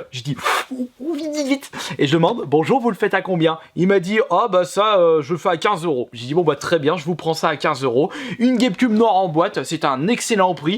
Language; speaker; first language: French; native; French